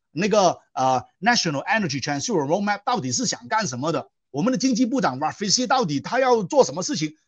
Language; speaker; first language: Chinese; non-native, local second language; Cantonese